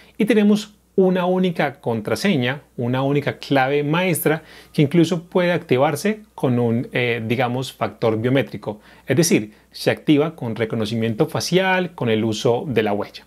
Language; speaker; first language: Spanish; native; Spanish